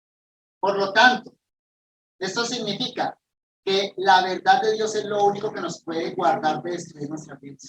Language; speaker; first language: Spanish; native; Spanish